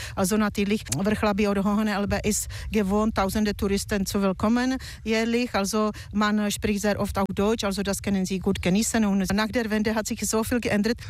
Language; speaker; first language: German; non-native, fluent; Czech